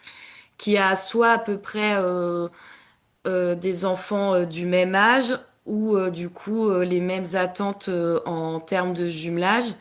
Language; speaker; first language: French; native; French